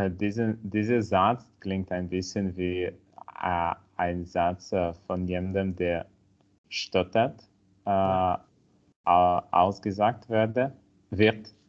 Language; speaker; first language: German; non-native, learner; Italian